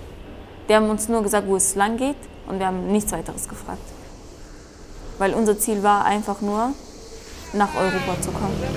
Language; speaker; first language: German; early bilingual, other home language; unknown